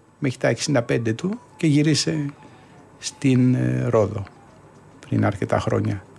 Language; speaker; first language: Greek; early bilingual, heritage; Greek